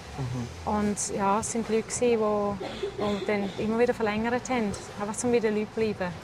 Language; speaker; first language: German; native; German